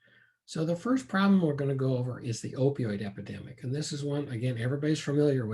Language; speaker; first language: English; native; English